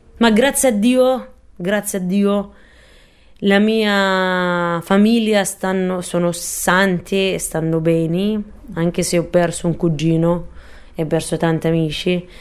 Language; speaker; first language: Italian; non-native, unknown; Arabic